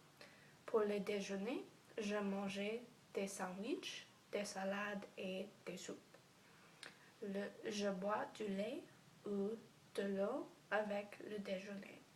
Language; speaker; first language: French; non-native, learner; English